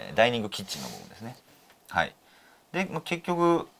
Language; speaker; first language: Japanese; native; Japanese